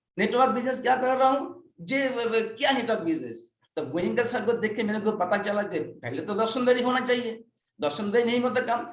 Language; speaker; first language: Hindi; non-native, local second language; Bangla